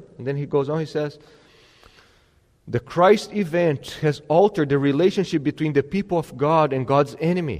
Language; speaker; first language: English; non-native, fluent; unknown